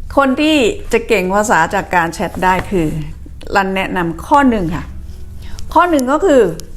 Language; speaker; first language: Thai; native; Thai